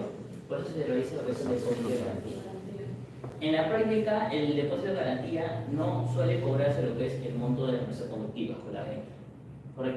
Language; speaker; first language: Spanish; native; Spanish